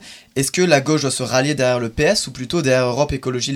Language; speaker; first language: French; native; French